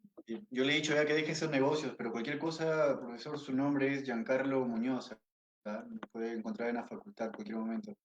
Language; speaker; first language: Spanish; native; Spanish